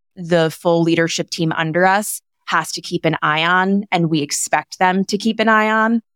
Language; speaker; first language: English; native; English